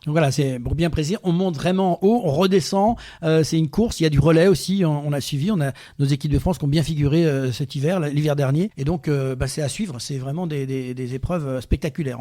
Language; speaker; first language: French; native; French